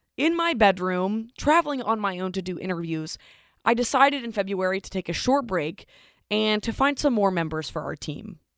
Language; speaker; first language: English; native; English